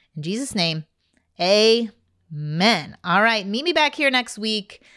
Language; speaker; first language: English; native; English